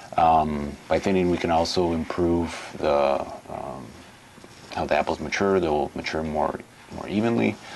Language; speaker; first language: English; native; English